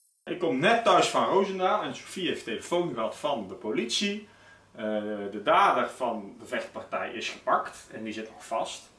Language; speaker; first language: Dutch; native; Dutch